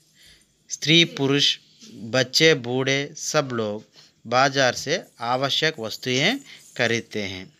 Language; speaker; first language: Hindi; non-native, local second language; Telugu